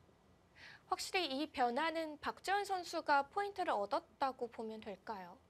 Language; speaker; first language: Korean; native; Korean